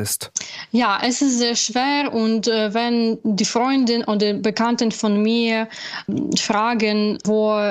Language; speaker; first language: German; non-native, learner; Ukrainian